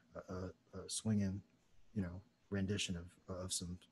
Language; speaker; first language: English; native; English